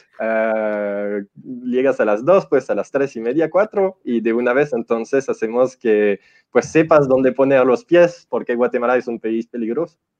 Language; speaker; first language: Spanish; non-native, fluent; French